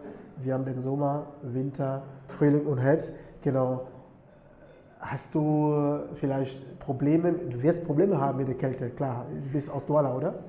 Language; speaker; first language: German; non-native, fluent; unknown